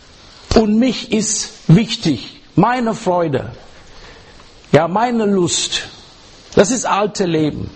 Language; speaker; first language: German; non-native, learner; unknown